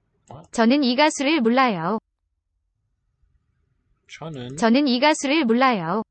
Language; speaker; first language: Korean; non-native, learner; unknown